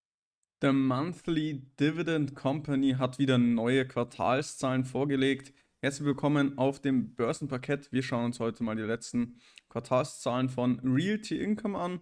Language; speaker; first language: German; native; German